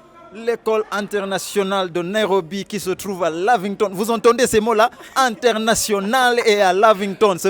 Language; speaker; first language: French; non-native, fluent; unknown